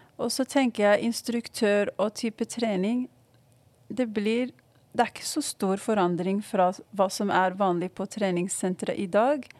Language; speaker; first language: Norwegian; non-native, fluent; Arabic